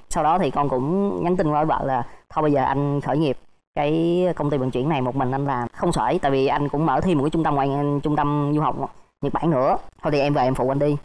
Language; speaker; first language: Vietnamese; native; Vietnamese